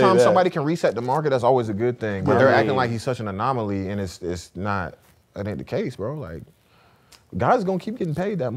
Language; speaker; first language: English; native; English